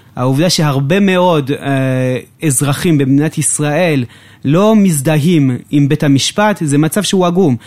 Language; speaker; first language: Hebrew; non-native, fluent; French